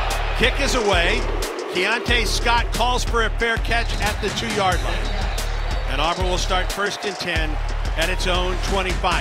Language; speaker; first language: English; native; English